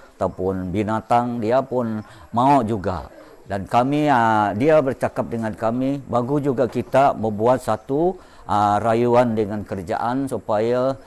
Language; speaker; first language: Malay; non-native, local second language; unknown